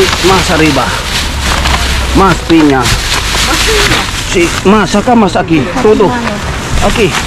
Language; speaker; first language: Spanish; non-native, learner; Filipino